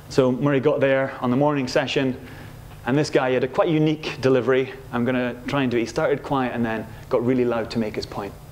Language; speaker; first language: English; native; English